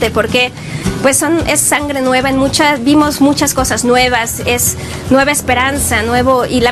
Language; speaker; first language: Spanish; native; Spanish